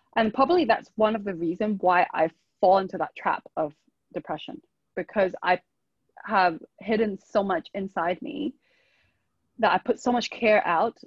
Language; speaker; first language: English; non-native, local second language; Chinese